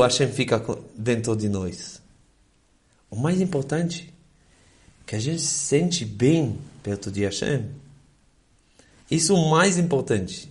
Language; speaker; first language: Portuguese; non-native, fluent; Hebrew